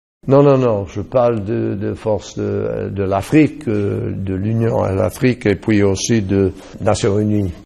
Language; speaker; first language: French; non-native, fluent; English